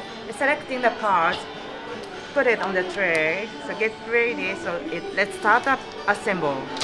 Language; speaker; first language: English; non-native, learner; Japanese